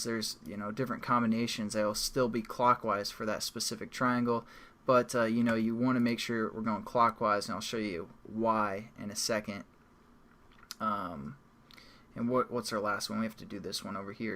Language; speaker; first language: English; native; English